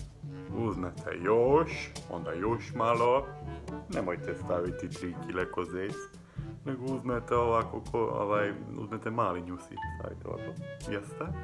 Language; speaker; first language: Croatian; non-native, local second language; Hungarian